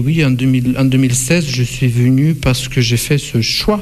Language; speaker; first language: French; non-native, fluent; Russian